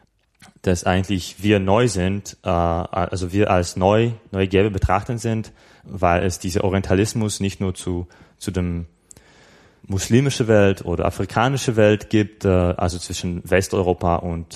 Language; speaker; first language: German; non-native, fluent; Slovak